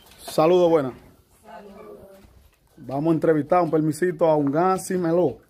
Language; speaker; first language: Spanish; native; Spanish